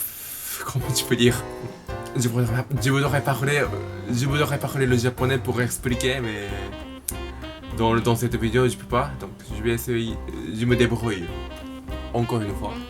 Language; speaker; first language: French; non-native, learner; Japanese